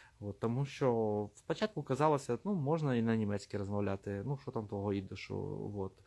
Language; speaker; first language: Ukrainian; non-native, local second language; Russian